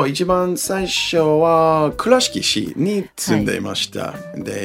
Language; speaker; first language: Japanese; non-native, learner; English